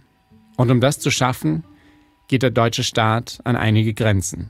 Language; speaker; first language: German; native; German